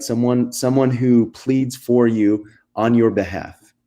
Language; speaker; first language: English; native; English